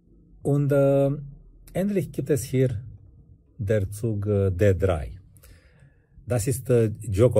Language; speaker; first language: German; non-native, fluent; Romanian